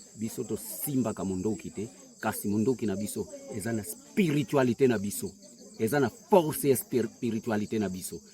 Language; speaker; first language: Lingala; non-native, local second language; Kongo